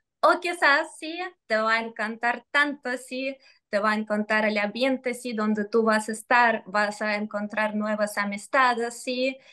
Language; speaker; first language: Spanish; non-native, fluent; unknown